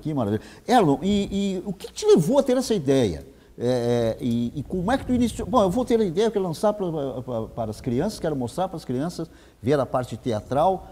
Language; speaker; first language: Portuguese; native; Portuguese